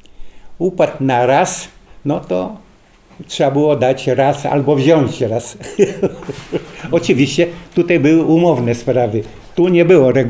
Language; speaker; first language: Polish; native; Polish